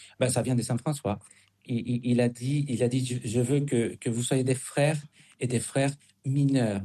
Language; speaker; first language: French; non-native, fluent; Spanish